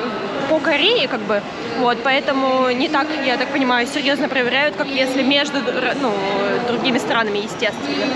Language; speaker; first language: Russian; native; Russian